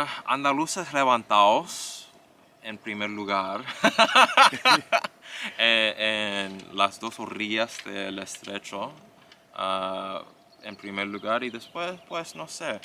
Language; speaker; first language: Spanish; non-native, fluent; English